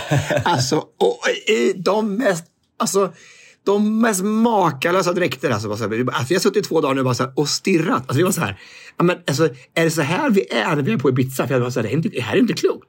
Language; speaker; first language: Swedish; native; Swedish